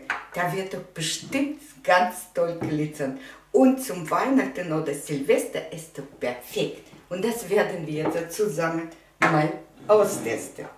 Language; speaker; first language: German; non-native, learner; Russian